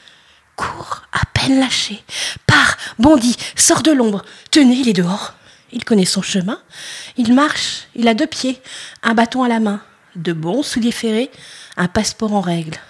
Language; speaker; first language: French; native; French